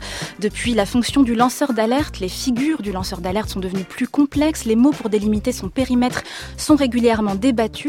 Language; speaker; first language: French; native; French